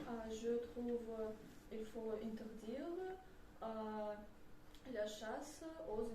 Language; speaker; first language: French; non-native, learner; Russian